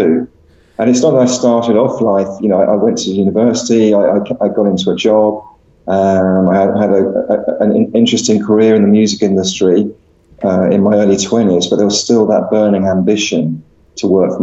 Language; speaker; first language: English; native; English